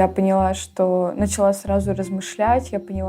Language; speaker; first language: Russian; native; Russian